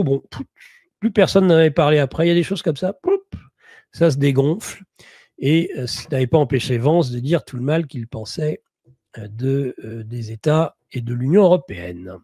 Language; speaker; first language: French; native; French